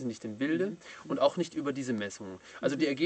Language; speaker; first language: German; native; German